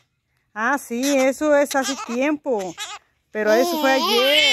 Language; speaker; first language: Spanish; native; Spanish